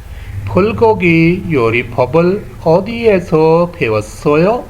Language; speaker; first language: Korean; non-native, learner; Urdu